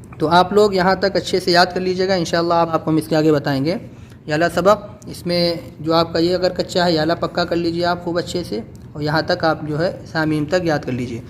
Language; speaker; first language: Urdu; native; Urdu